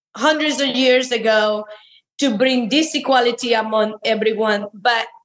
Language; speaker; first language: English; non-native, fluent; Spanish